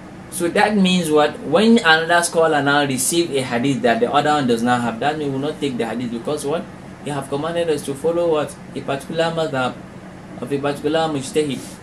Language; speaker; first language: English; non-native, local second language; Hausa